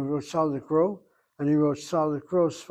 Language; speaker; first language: Hebrew; non-native, fluent; English